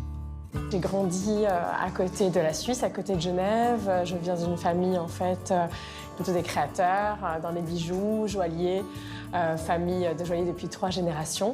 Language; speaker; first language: French; native; French